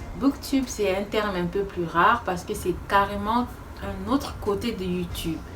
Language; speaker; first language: French; non-native, local second language; Fula